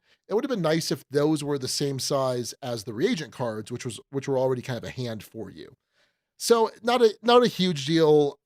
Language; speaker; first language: English; native; English